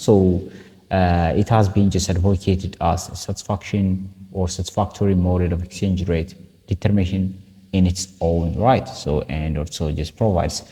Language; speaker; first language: English; non-native, local second language; Amharic